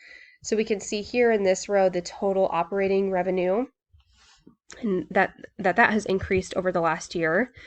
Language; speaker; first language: English; native; English